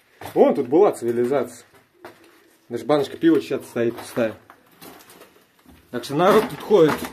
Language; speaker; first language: Russian; native; Russian